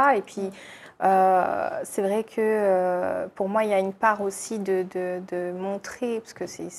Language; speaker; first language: French; native; French